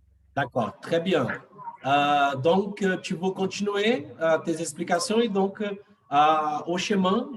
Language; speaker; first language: French; non-native, fluent; Portuguese